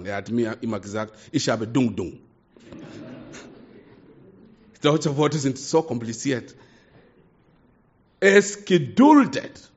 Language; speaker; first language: German; non-native, fluent; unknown